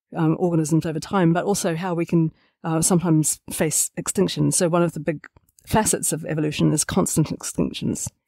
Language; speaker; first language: English; native; English